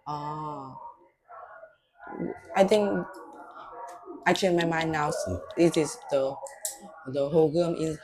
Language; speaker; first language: English; non-native, learner; Vietnamese